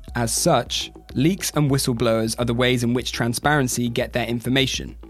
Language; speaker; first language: English; native; English